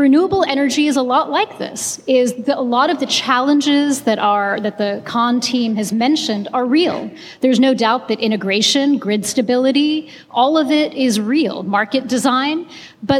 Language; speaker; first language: English; non-native, local second language; Hindi